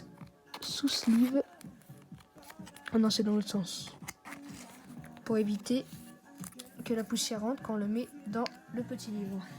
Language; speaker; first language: French; native; French